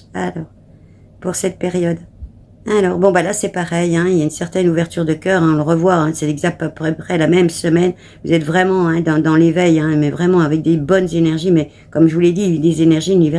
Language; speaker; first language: French; native; French